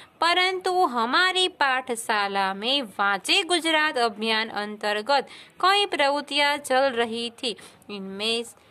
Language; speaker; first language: Hindi; non-native, local second language; Gujarati